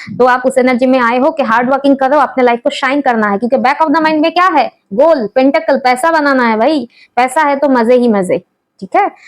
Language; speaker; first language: Hindi; non-native, local second language; Bangla